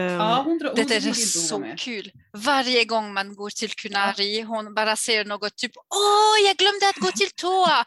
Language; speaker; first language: Swedish; non-native, fluent; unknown